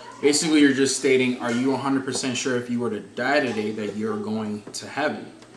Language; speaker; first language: English; native; English